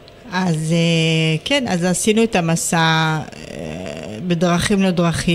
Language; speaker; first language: Hebrew; early bilingual, other home language; Amharic